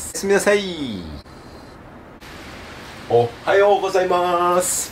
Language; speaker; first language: Japanese; native; Japanese